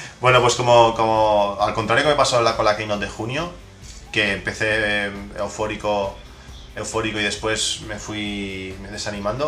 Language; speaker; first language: Spanish; native; Spanish